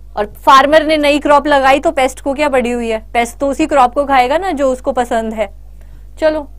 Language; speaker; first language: Hindi; native; Hindi